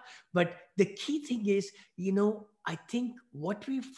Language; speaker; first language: English; non-native, local second language; Hindi